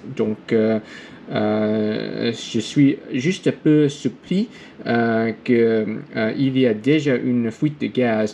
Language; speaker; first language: French; non-native, learner; English